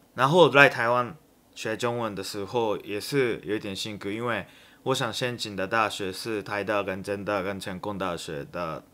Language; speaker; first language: Chinese; non-native, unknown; Japanese